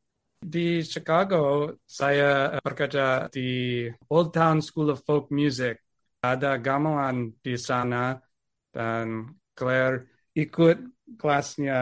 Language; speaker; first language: Indonesian; non-native, fluent; English